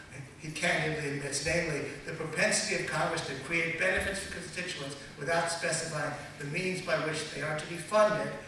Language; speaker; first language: English; native; English